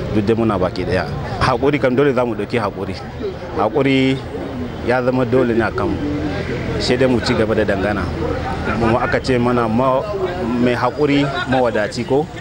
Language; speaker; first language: Hausa; non-native, local second language; Fula